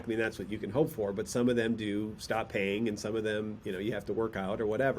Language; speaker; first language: English; native; English